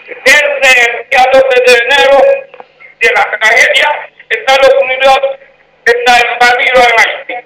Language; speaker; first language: Spanish; non-native, fluent; Haitian Creole